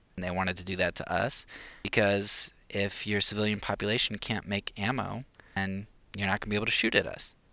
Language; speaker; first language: English; native; English